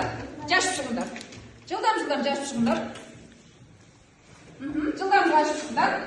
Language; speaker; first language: Kazakh; native; Kazakh